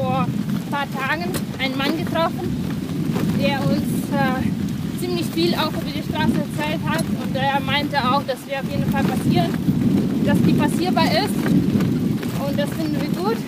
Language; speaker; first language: German; non-native, fluent; Russian